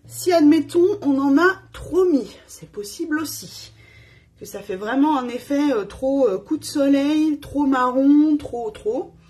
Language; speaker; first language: French; native; French